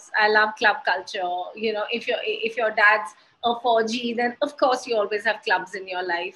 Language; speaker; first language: English; non-native, local second language; Hindi